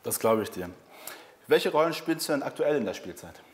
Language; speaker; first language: German; native; German